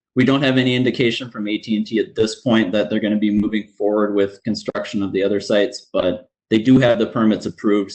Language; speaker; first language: English; native; English